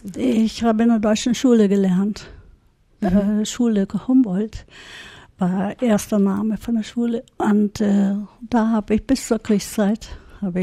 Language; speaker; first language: German; early bilingual, heritage; German